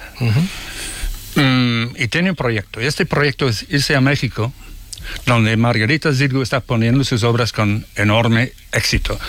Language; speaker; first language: Spanish; non-native, fluent; English